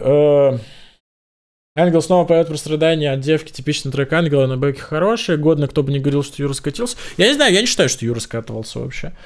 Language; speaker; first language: Russian; native; Russian